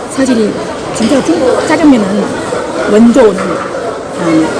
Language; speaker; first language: Korean; early bilingual, heritage; Korean